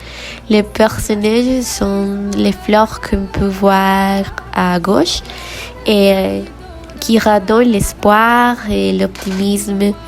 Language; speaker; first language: French; non-native, learner; Spanish